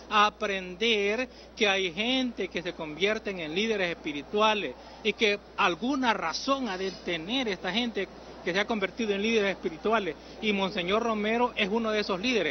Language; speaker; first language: Spanish; native; Spanish